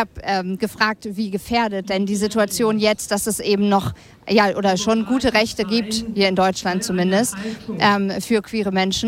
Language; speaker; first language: German; native; German